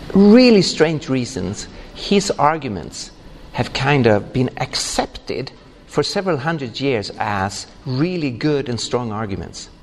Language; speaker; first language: English; non-native, fluent; Swedish